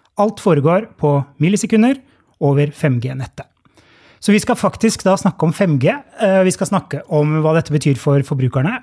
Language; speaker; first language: Norwegian; native; Norwegian